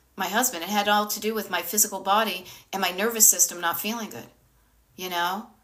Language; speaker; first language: English; native; English